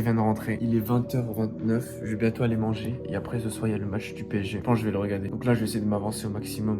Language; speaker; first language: French; native; French